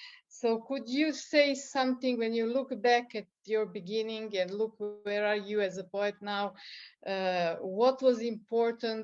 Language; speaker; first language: English; non-native, fluent; Serbian